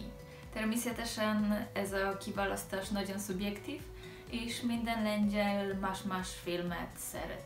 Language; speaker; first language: Hungarian; non-native, learner; Polish